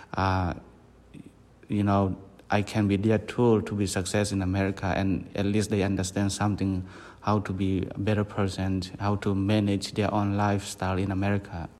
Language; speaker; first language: English; non-native, fluent; Burmese